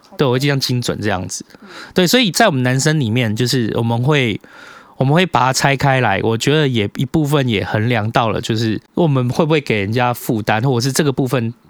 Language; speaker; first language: Chinese; native; Chinese